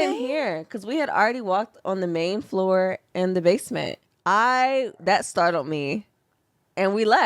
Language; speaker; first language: English; native; English